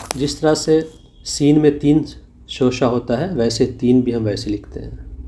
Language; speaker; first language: Hindi; native; Hindi